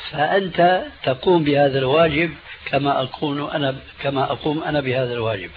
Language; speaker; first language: Arabic; early bilingual, other home language; Albanian